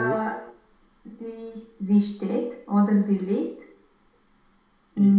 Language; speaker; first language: German; non-native, learner; Romanian